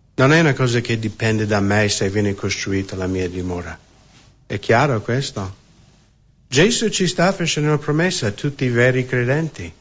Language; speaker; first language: Italian; non-native, fluent; English